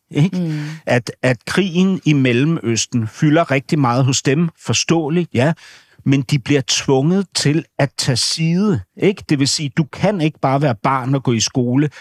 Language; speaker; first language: Danish; native; Danish